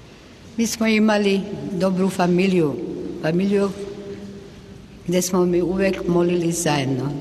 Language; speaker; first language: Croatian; non-native, local second language; Albanian